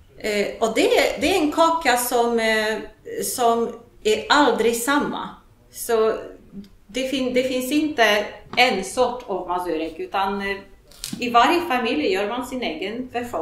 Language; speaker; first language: Swedish; non-native, fluent; Polish